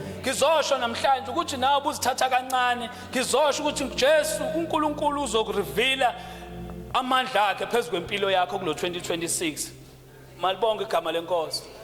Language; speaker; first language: Zulu; native; Zulu